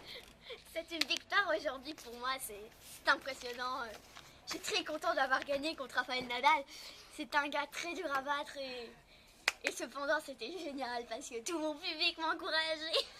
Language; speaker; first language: French; native; French